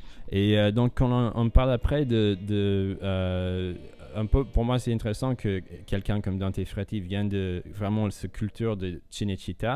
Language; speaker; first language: French; non-native, fluent; English